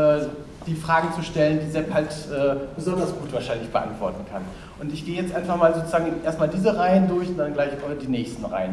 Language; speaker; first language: German; native; German